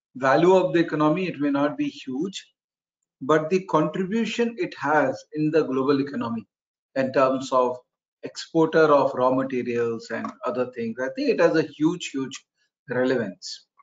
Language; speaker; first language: English; non-native, local second language; Hindi